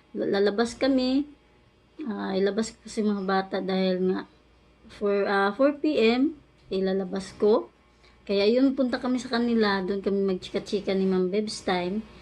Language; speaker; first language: Filipino; native; Filipino